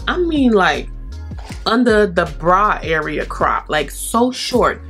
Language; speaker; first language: English; native; English